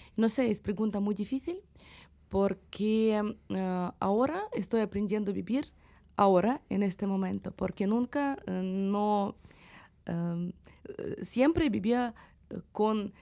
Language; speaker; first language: Spanish; non-native, fluent; Ukrainian